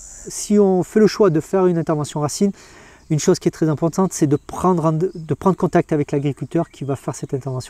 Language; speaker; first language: French; native; French